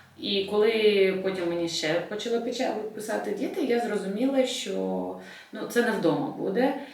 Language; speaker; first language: Ukrainian; non-native, local second language; Russian